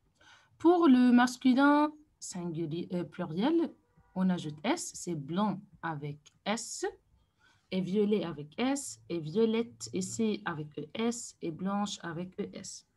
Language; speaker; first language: French; non-native, fluent; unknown